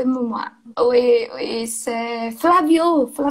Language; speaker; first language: French; non-native, learner; Portuguese